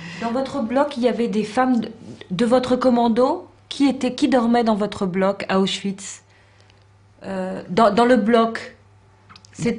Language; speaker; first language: French; native; French